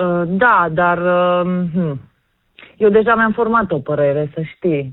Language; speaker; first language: Romanian; native; Romanian